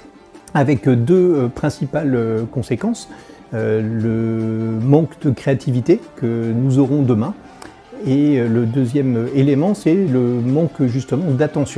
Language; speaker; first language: French; native; French